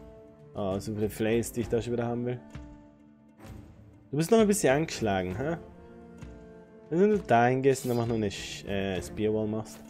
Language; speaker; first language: German; native; German